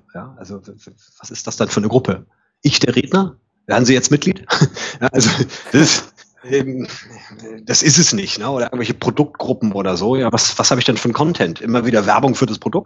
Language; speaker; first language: German; native; German